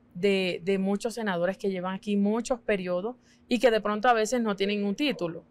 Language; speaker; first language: Spanish; non-native, local second language; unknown